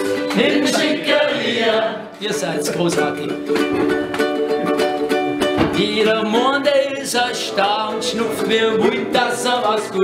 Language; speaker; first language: German; native; German